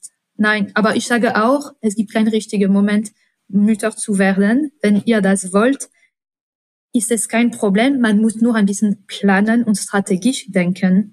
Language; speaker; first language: German; non-native, fluent; French